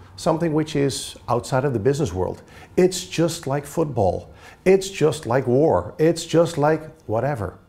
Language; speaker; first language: English; native; English